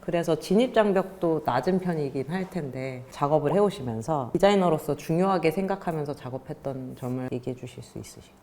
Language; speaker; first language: Korean; native; Korean